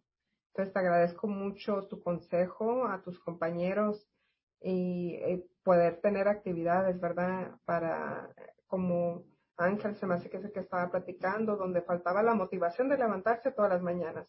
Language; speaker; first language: Spanish; native; Spanish